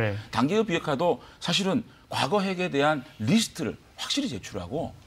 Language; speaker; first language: Korean; native; Korean